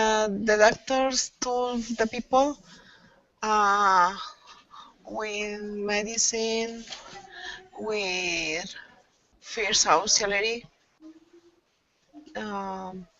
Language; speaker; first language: English; non-native, learner; Spanish